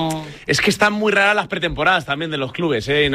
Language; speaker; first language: Spanish; native; Spanish